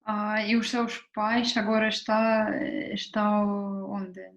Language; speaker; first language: Portuguese; non-native, fluent; Russian